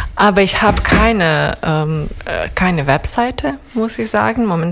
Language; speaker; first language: German; non-native, fluent; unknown